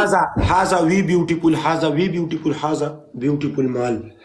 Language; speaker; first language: Arabic; non-native, learner; Pashto